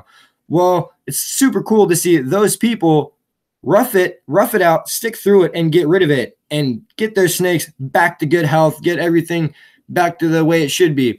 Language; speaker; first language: English; native; English